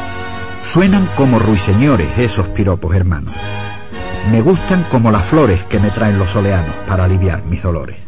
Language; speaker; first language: Spanish; native; Spanish